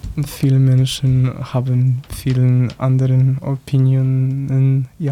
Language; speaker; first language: German; non-native, learner; Polish